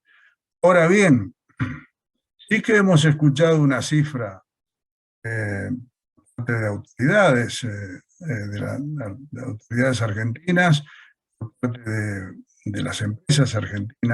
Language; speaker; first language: Spanish; native; Spanish